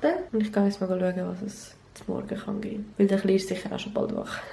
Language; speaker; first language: German; native; German